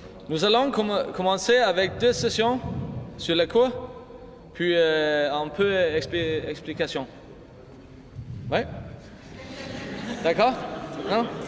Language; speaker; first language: French; non-native, learner; Danish